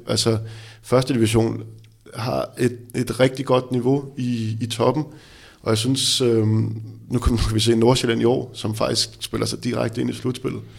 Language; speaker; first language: Danish; native; Danish